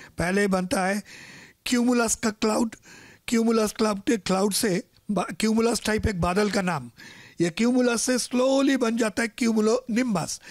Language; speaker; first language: Hindi; non-native, local second language; Marathi